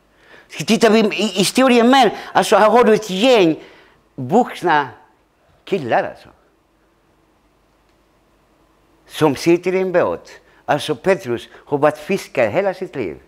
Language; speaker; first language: Swedish; early bilingual, other home language; Spanish